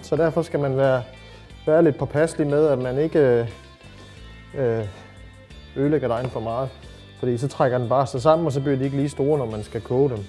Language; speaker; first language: Danish; native; Danish